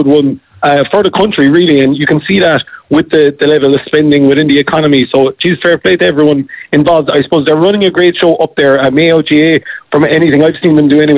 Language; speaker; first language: English; native; English